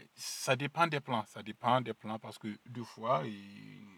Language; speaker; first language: French; non-native, local second language; Mossi